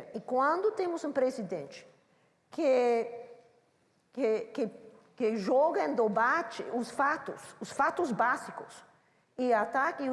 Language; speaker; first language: Portuguese; non-native, learner; English